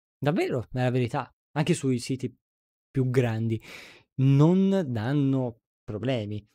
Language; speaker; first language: Italian; native; Italian